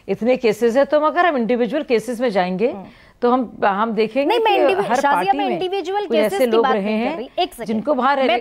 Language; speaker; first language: Hindi; native; Hindi